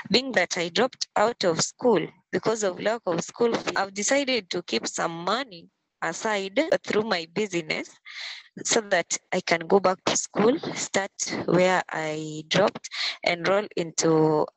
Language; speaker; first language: English; non-native, local second language; Luo (Kenya and Tanzania)